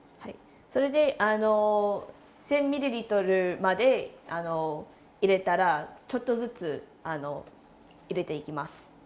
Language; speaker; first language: Japanese; non-native, fluent; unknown